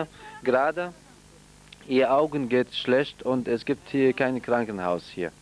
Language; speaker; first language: German; non-native, fluent; Central Kurdish